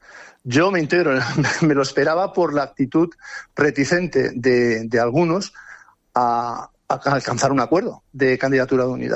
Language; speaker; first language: Spanish; native; Spanish